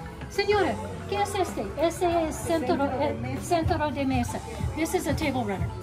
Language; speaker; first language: Spanish; non-native, learner; English